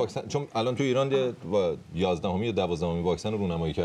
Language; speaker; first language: Persian; native; Persian